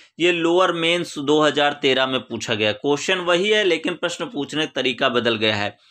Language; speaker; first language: Hindi; native; Hindi